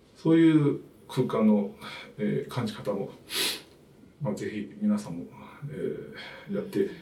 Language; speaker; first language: Japanese; non-native, fluent; Chinese